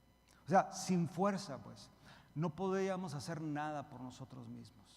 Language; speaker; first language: Spanish; early bilingual, heritage; Spanish